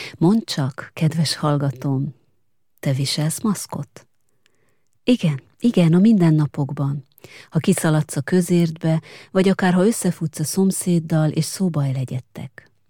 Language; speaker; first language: Hungarian; native; Hungarian